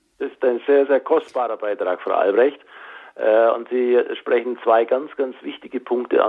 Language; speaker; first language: German; native; German